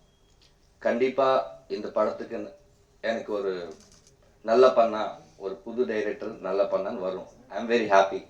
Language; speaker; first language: Tamil; non-native, learner; Telugu